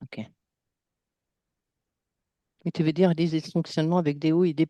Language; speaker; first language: French; native; French